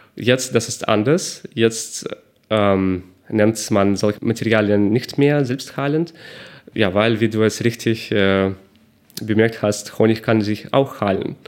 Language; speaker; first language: German; non-native, fluent; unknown